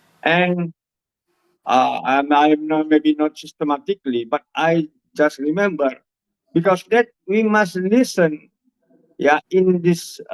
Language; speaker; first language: English; non-native, learner; Indonesian